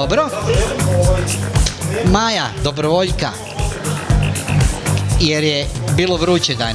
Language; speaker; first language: Croatian; native; Croatian